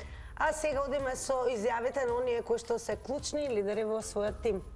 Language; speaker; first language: Macedonian; native; Macedonian